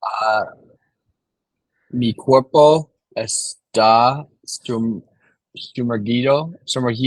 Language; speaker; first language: Spanish; non-native, learner; English